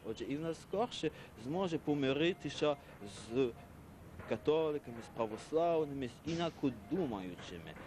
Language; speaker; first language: Ukrainian; early bilingual, heritage; Ukrainian